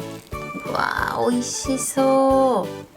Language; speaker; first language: Japanese; native; Japanese